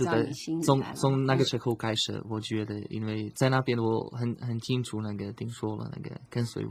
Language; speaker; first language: Chinese; non-native, fluent; Slovak